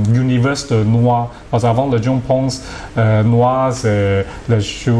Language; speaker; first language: French; non-native, learner; Cantonese